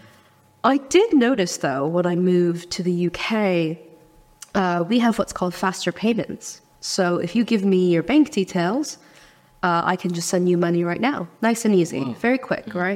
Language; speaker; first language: English; early bilingual, other home language; Chinese